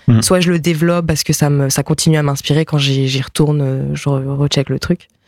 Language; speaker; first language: French; early bilingual, other home language; Japanese